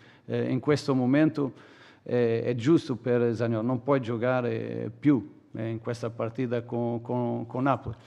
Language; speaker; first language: Italian; non-native, fluent; Portuguese